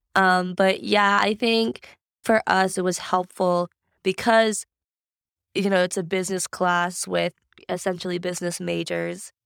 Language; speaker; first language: English; native; English